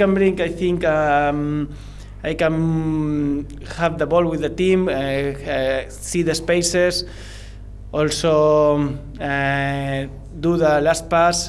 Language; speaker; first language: English; non-native, learner; Spanish